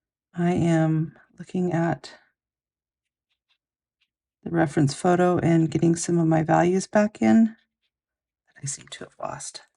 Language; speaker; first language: English; native; English